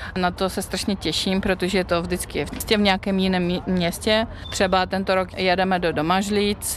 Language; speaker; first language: Czech; non-native, fluent; Russian